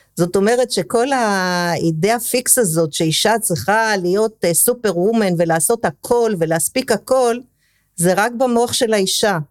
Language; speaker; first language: Hebrew; early bilingual, other home language; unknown